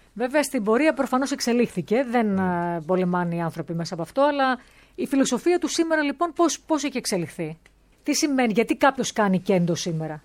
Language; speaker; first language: Greek; native; Greek